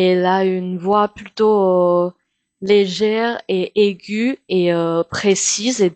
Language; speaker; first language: French; non-native, fluent; Min Nan Chinese